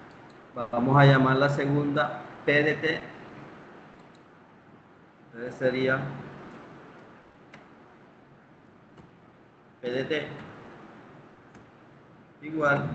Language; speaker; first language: Spanish; native; Spanish